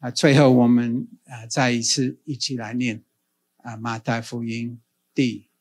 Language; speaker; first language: Chinese; non-native, fluent; English